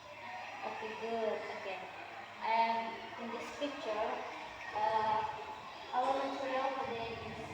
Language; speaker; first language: English; non-native, learner; Indonesian